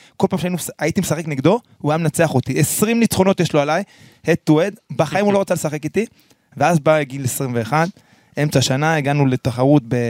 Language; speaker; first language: Hebrew; early bilingual, other home language; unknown